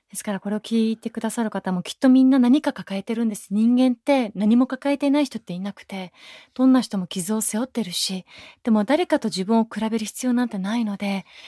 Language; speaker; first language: Japanese; early bilingual, other home language; Persian